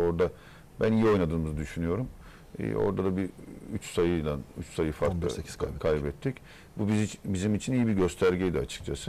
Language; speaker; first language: Turkish; native; Turkish